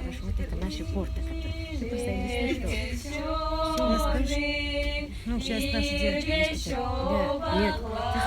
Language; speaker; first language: Russian; non-native, learner; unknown